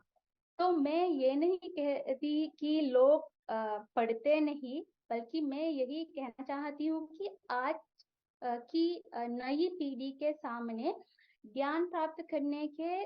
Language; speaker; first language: Hindi; non-native, fluent; Sinhala